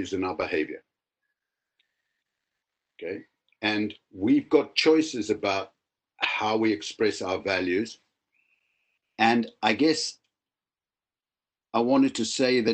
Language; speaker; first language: English; native; English